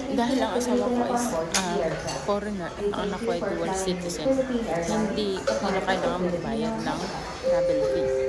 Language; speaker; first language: Filipino; native; Filipino